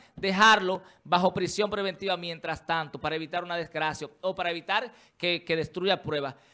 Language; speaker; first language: Spanish; native; Spanish